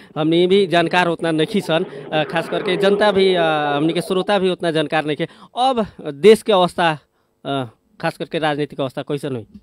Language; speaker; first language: Bhojpuri; native; Bhojpuri